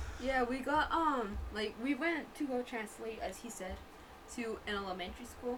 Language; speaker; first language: English; early bilingual, other home language; Spanish